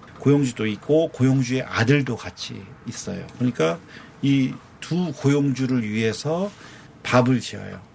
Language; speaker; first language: Korean; native; Korean